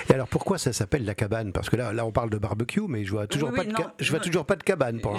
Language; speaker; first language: French; native; French